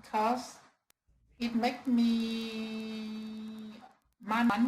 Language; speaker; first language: English; non-native, learner; Vietnamese